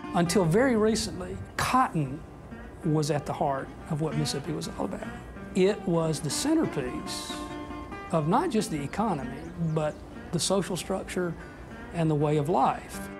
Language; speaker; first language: English; native; English